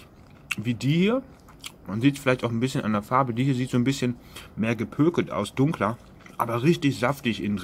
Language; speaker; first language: German; native; German